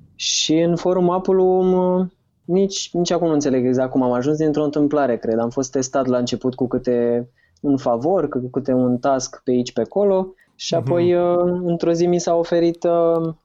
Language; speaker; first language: Romanian; native; Romanian